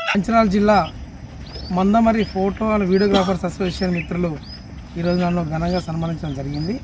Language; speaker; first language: Telugu; native; Telugu